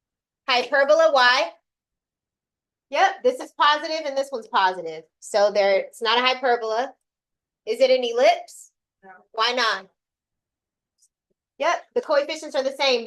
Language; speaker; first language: English; native; English